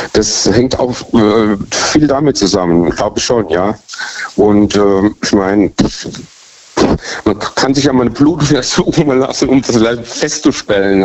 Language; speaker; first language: German; native; German